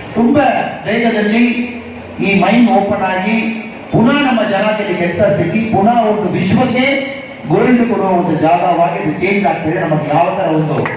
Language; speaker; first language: Kannada; non-native, local second language; Tamil